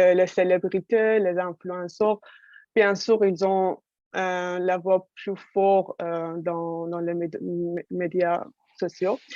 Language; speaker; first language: French; non-native, fluent; Persian